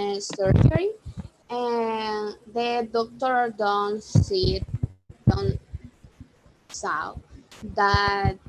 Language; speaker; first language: English; non-native, learner; Spanish